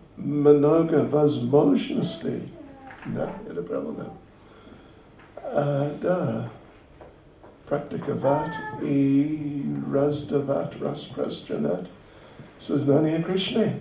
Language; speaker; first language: Russian; non-native, learner; English